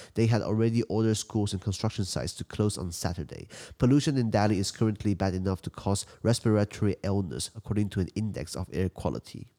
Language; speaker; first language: English; non-native, fluent; Chinese